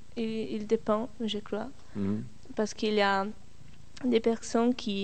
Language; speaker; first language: French; non-native, learner; Italian